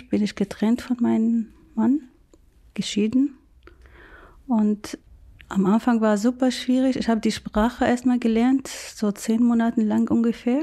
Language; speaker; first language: German; non-native, learner; Arabic